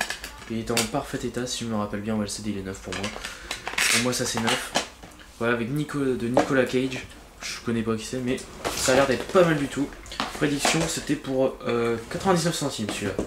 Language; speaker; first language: French; native; French